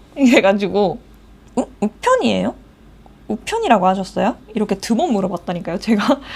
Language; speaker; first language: Korean; non-native, fluent; Japanese